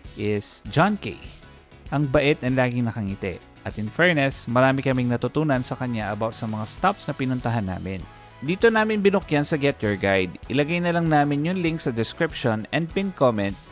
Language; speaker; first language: Filipino; native; Filipino